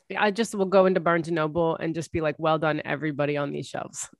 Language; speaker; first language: English; early bilingual, other home language; Arabic